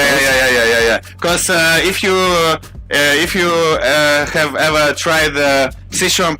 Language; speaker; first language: English; non-native, learner; Russian